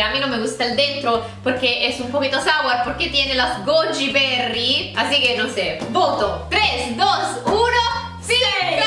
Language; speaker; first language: Spanish; non-native, fluent; Italian